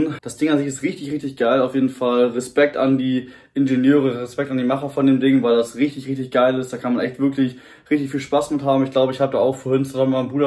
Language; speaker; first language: German; native; German